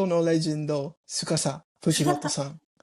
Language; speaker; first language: Japanese; non-native, learner; English